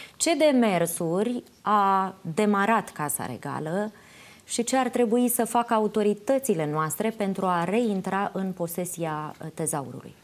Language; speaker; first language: Romanian; native; Romanian